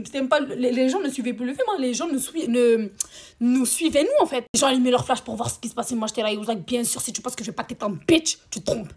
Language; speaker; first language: French; native; French